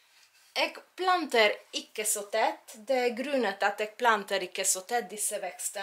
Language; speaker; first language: Norwegian; non-native, fluent; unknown